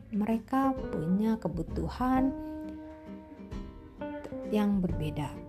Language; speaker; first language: Indonesian; native; Indonesian